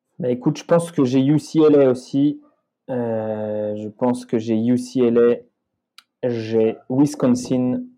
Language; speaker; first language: French; native; French